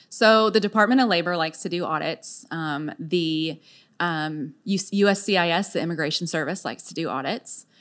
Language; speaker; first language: English; native; English